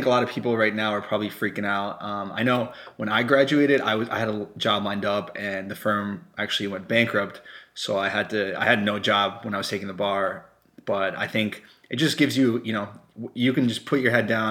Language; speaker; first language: English; non-native, fluent; Spanish